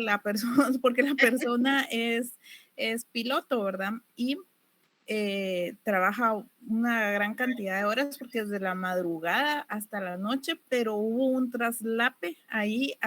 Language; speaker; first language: Spanish; native; Spanish